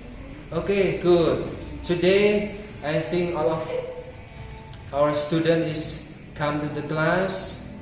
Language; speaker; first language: English; non-native, learner; Indonesian